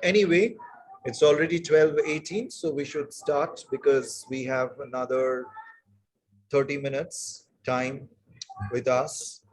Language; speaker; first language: English; non-native, local second language; Bangla